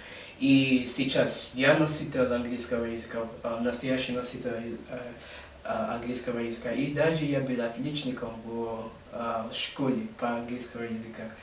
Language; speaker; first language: Russian; non-native, learner; English